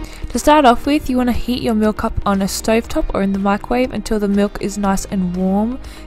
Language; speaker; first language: English; native; English